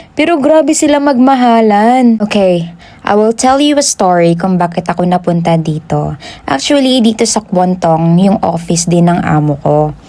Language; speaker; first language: Filipino; non-native, local second language; Hiligaynon